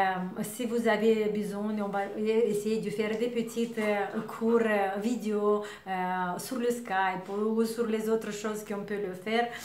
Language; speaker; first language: French; non-native, learner; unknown